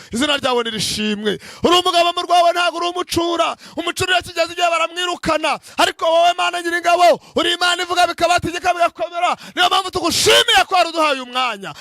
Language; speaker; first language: Kinyarwanda; native; Kinyarwanda